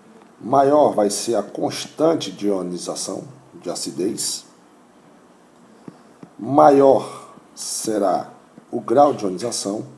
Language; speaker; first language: Portuguese; native; Portuguese